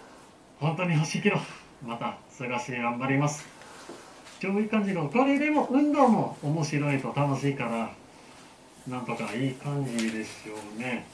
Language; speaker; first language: Japanese; non-native, learner; English